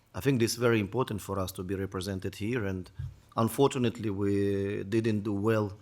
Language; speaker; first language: English; non-native, learner; Ukrainian